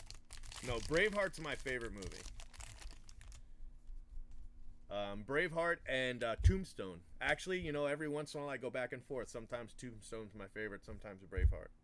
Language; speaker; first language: English; native; English